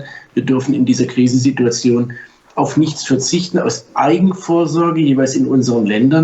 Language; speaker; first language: German; native; German